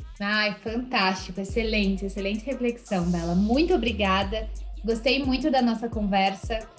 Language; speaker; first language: Portuguese; native; Portuguese